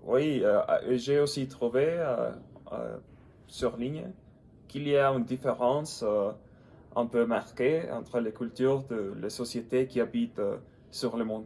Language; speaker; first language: French; non-native, learner; English